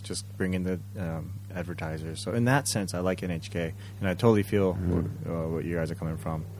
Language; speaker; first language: English; early bilingual, other home language; Japanese